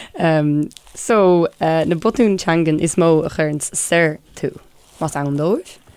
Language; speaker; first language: Irish; non-native, local second language; English